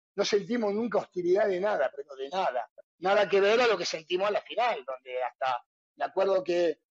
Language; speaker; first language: Spanish; native; Spanish